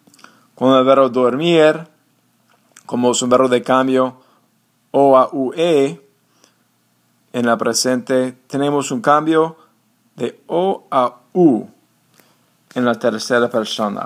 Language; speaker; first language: Spanish; non-native, fluent; English